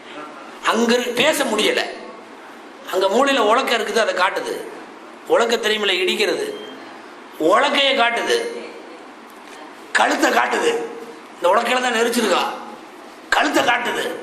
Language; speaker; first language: Tamil; native; Tamil